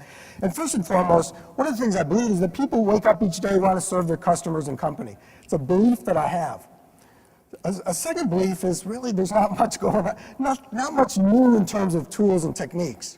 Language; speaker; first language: English; native; English